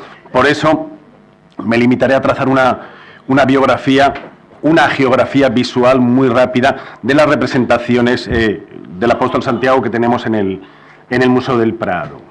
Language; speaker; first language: Spanish; native; Spanish